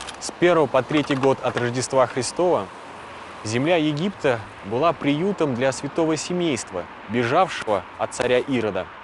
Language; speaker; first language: Russian; native; Russian